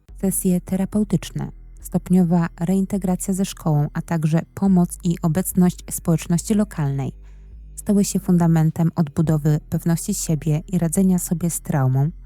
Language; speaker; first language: Polish; native; Polish